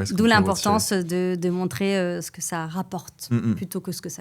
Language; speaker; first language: French; native; French